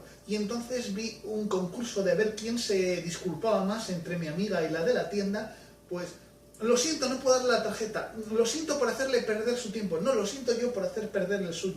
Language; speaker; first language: Spanish; native; Spanish